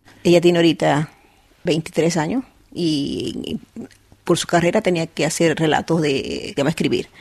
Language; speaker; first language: Spanish; native; Spanish